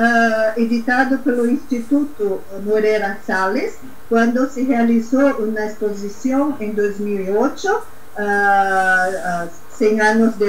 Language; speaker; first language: Spanish; non-native, learner; Portuguese